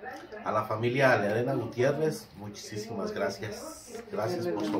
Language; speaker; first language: Spanish; native; Spanish